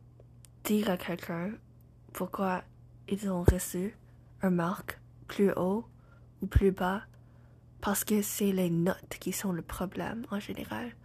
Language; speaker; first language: French; non-native, learner; English